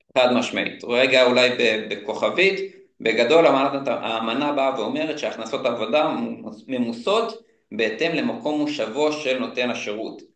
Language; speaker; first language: Hebrew; native; Hebrew